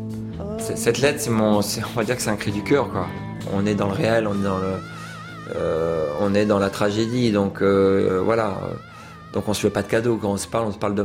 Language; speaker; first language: French; native; French